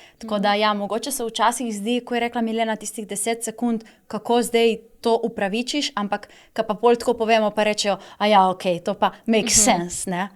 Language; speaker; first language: Slovenian; native; Slovenian